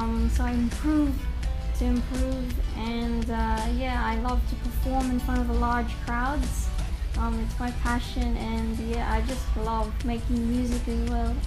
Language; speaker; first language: English; native; English